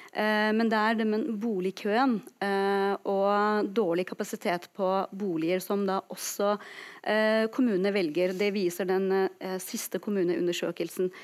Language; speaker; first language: Norwegian; non-native, fluent; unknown